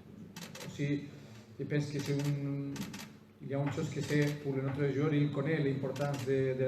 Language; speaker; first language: French; non-native, fluent; Spanish